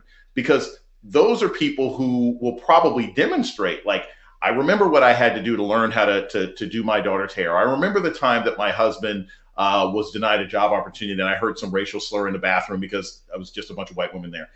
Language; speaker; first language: English; native; English